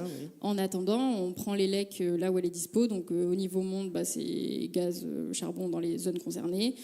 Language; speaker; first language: French; native; French